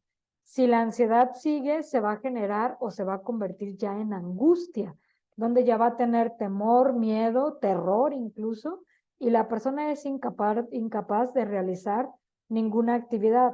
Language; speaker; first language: Spanish; native; Spanish